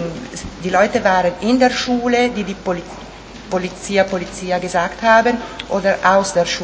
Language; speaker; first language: German; non-native, fluent; Italian